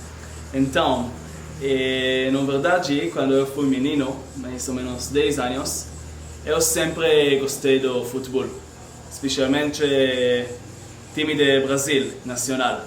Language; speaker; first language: Portuguese; non-native, learner; Hebrew